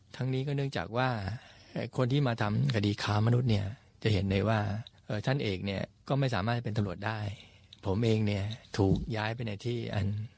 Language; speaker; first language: Thai; native; Thai